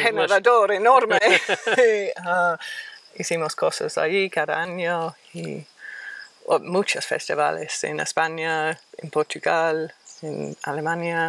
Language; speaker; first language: Spanish; non-native, fluent; English